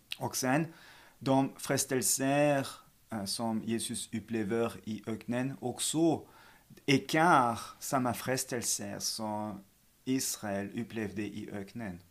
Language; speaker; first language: Swedish; non-native, fluent; French